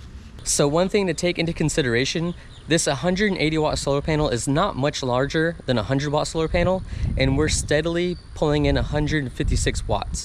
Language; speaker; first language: English; native; English